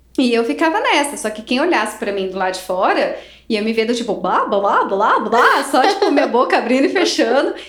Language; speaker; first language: Portuguese; native; Portuguese